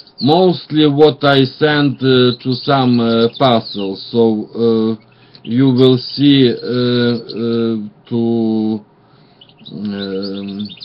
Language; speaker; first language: English; non-native, learner; Russian